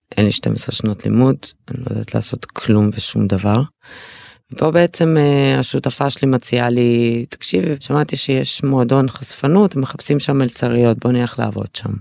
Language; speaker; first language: Hebrew; early bilingual, other home language; Russian